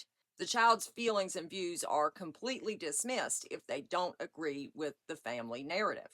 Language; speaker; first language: English; native; English